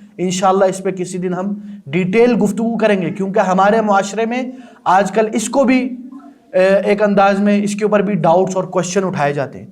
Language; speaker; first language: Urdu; non-native, local second language; Balti